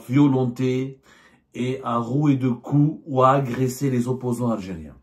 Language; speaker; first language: French; non-native, local second language; Arabic